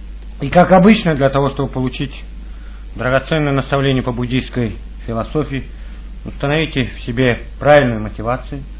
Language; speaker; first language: Russian; native; Russian